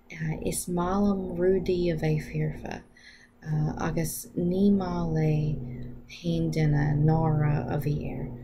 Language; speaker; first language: Irish; non-native, learner; English